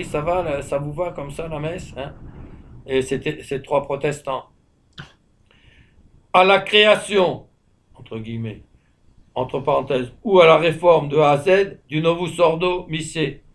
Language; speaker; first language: French; native; French